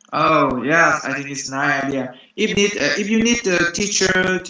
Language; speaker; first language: English; non-native, learner; Vietnamese